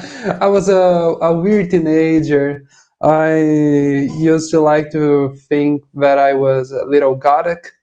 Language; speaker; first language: English; non-native, fluent; Portuguese